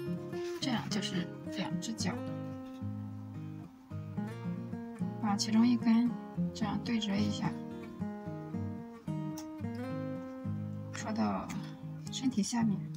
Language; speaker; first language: Chinese; native; Chinese